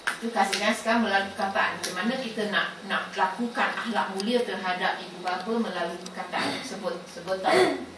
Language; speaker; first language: Malay; non-native, local second language; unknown